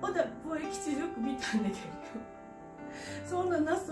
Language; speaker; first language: Turkish; non-native, fluent; Japanese